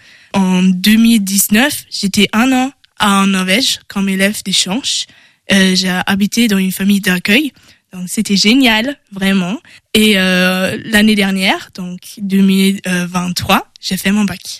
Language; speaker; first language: French; non-native, learner; German